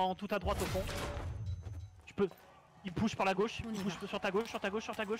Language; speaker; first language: French; native; French